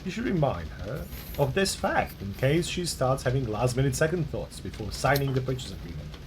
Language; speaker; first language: English; non-native, fluent; Slovak